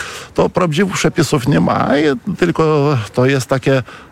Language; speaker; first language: Polish; non-native, fluent; Lithuanian